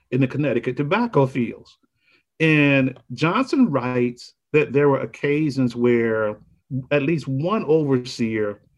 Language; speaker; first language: English; native; English